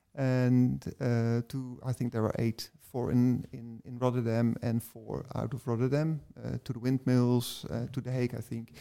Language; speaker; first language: English; non-native, fluent; Dutch